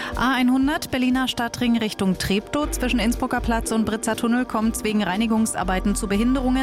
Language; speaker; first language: German; native; German